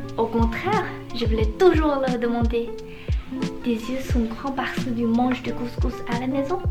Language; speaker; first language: French; non-native, fluent; Chinese